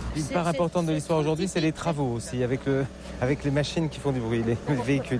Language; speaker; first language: French; native; French